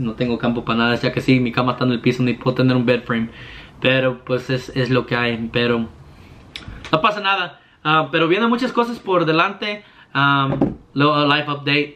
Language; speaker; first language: Spanish; early bilingual, heritage; Spanish